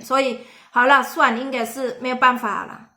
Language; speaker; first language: Chinese; non-native, fluent; Indonesian